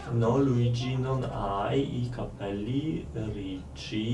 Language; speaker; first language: Italian; non-native, learner; Polish